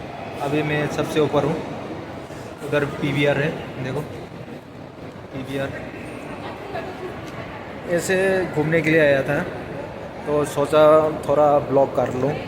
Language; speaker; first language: Hindi; non-native, local second language; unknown